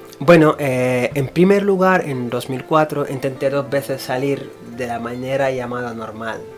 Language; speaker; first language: Spanish; non-native, fluent; Wolof